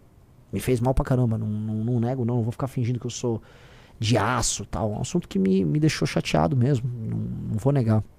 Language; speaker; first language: Portuguese; native; Portuguese